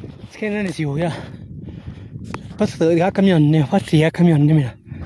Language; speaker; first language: Spanish; non-native, local second language; Zapotec